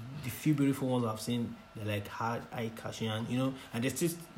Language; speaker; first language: English; non-native, local second language; Yoruba